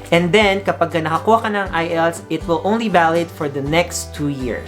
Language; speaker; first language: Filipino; native; Filipino